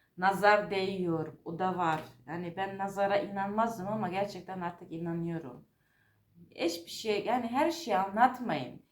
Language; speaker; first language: Turkish; non-native, fluent; Georgian